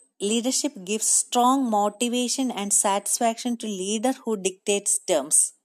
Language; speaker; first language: English; non-native, local second language; Malayalam